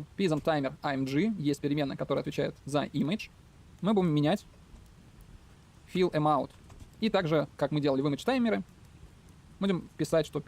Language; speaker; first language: Russian; native; Russian